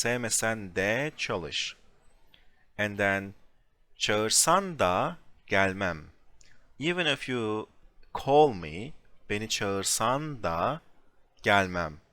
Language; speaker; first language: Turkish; non-native, fluent; English